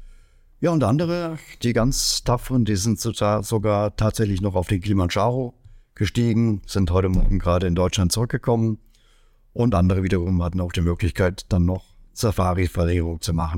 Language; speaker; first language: German; native; German